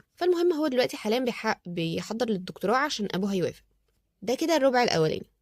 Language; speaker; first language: Arabic; native; Arabic